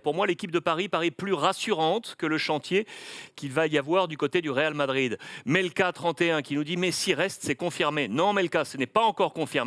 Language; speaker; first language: French; native; French